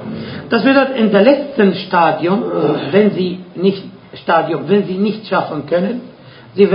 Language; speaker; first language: German; non-native, fluent; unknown